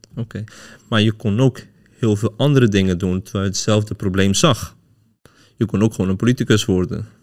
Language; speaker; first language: Dutch; early bilingual, other home language; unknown